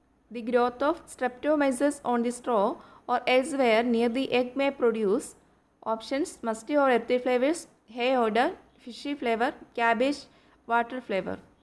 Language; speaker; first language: English; non-native, local second language; Malayalam